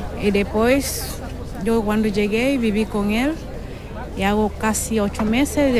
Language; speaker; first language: Spanish; non-native, learner; Upper Guinea Crioulo